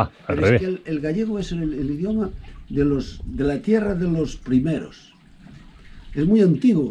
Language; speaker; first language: Spanish; non-native, local second language; Galician